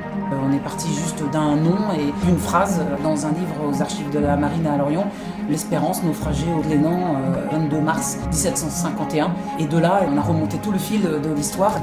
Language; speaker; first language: French; native; French